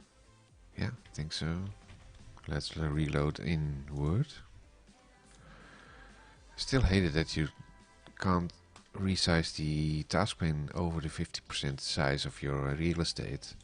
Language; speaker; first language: English; non-native, fluent; Dutch